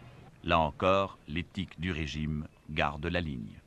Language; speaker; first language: French; native; French